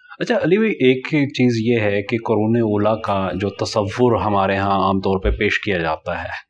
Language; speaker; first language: Urdu; native; Urdu